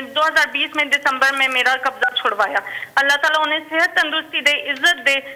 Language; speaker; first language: Urdu; native; Urdu